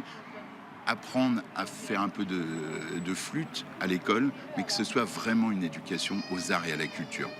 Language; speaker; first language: French; native; French